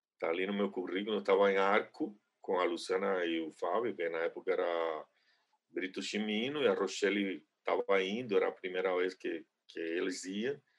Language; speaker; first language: Portuguese; non-native, fluent; Spanish